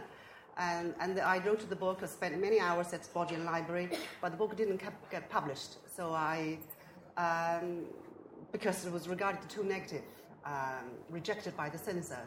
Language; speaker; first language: English; non-native, fluent; Chinese